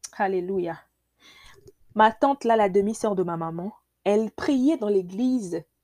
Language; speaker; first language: French; non-native, local second language; Lingala